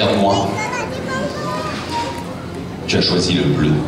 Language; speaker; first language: French; native; French